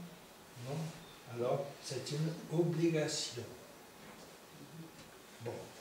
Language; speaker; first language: French; non-native, fluent; Portuguese